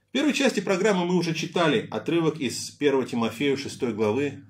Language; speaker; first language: Russian; native; Russian